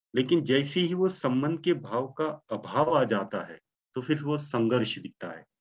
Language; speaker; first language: Hindi; non-native, local second language; Marathi